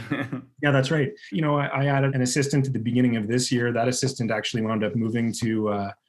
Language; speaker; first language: English; native; English